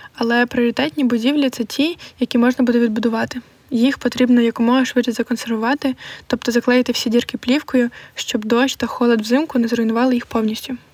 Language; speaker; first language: Ukrainian; native; Ukrainian